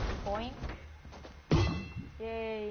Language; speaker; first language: English; non-native, learner; Greek